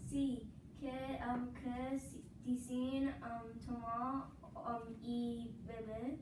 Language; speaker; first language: Spanish; non-native, learner; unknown